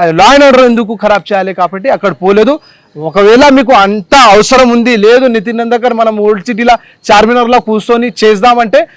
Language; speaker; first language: Telugu; non-native, local second language; Marathi